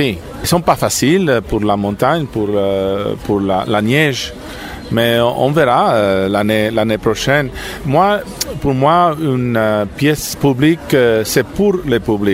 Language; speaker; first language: French; non-native, learner; Italian